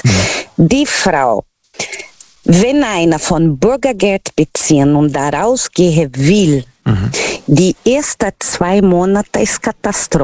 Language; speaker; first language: German; non-native, learner; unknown